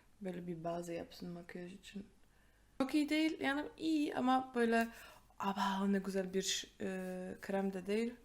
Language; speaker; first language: Turkish; non-native, fluent; Polish